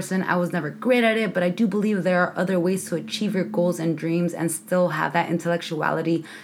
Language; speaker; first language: English; native; English